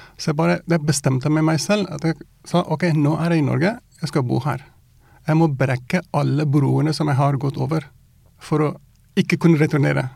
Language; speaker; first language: Norwegian; non-native, fluent; Persian